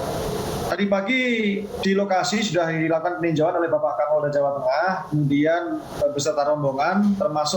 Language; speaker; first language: Indonesian; native; Indonesian